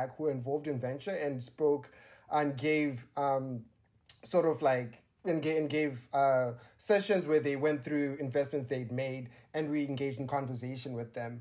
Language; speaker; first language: English; non-native, local second language; Shona